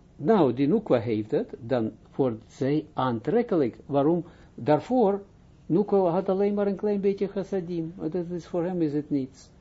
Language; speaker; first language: Dutch; non-native, fluent; Hebrew